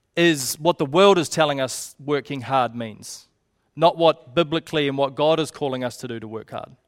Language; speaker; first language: English; native; English